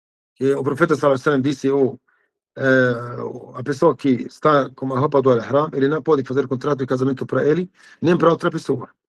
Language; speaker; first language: Portuguese; non-native, fluent; Arabic